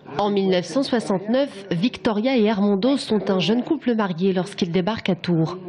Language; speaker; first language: French; native; French